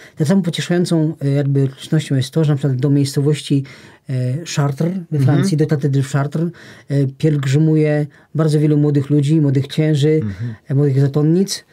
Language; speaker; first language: Polish; native; Polish